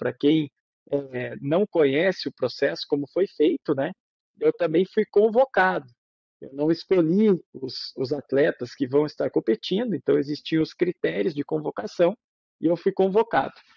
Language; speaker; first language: Portuguese; native; Portuguese